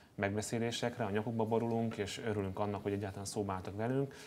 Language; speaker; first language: Hungarian; native; Hungarian